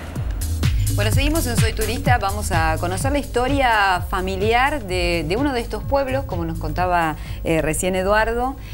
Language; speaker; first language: Spanish; native; Spanish